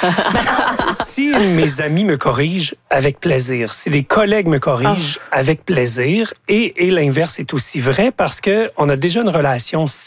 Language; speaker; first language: French; native; French